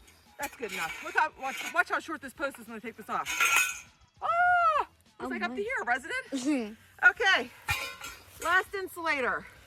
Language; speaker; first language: English; native; English